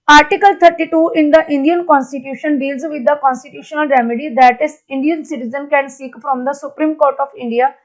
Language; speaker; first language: English; non-native, local second language; Punjabi